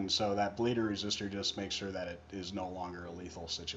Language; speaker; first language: English; native; English